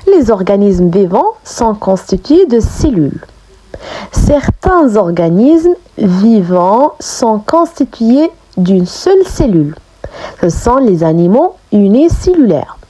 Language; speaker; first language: French; non-native, local second language; Arabic